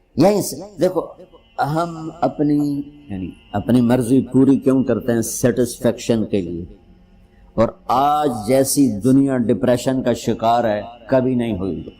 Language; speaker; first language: Urdu; non-native, local second language; Punjabi